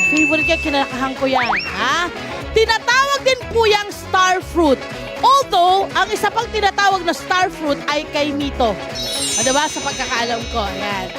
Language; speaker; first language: Filipino; native; Filipino